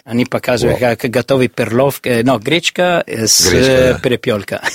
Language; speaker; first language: Russian; non-native, learner; Italian